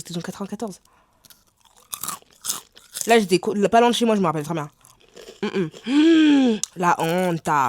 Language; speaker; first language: French; native; French